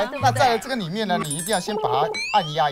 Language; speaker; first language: Chinese; native; Chinese